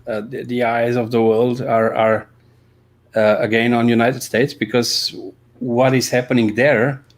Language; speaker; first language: English; non-native, fluent; Slovenian